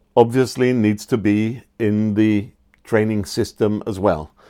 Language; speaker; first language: English; native; English